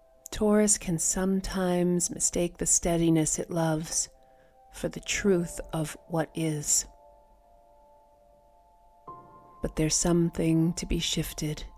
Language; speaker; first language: English; native; English